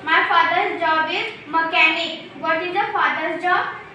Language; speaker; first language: English; non-native, learner; Hindi